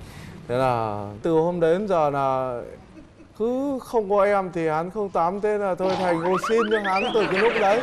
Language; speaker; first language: Vietnamese; native; Vietnamese